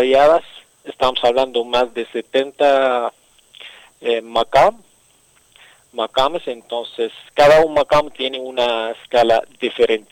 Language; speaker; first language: Spanish; non-native, fluent; Arabic